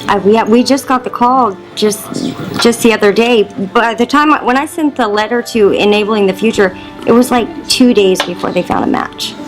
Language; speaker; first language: English; native; English